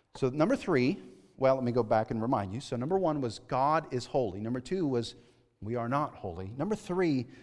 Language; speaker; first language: English; native; English